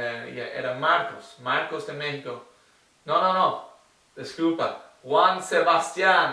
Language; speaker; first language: Spanish; non-native, learner; English